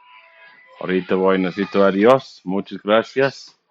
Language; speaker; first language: Spanish; non-native, learner; English